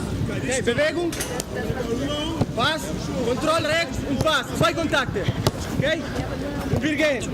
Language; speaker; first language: German; non-native, learner; Italian